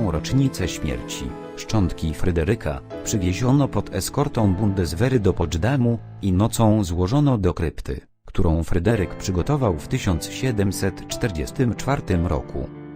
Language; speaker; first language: Polish; native; Polish